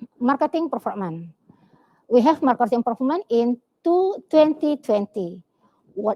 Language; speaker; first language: English; non-native, learner; Indonesian